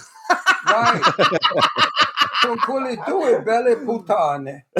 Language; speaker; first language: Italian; early bilingual, heritage; English